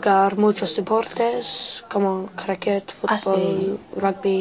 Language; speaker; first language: Spanish; non-native, learner; English